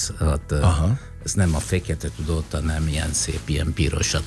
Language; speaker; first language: Hungarian; non-native, fluent; Italian